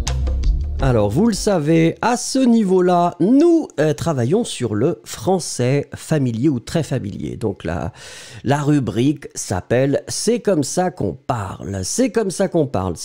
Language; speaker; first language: French; native; French